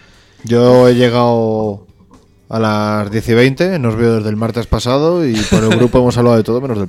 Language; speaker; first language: Spanish; native; Spanish